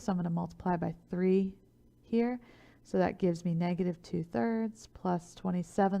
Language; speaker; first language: English; native; English